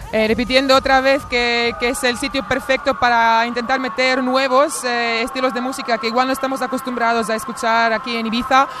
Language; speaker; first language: Spanish; native; Spanish